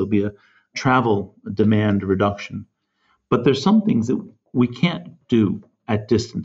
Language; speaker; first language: English; native; English